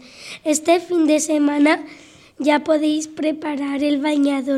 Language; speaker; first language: Spanish; native; Spanish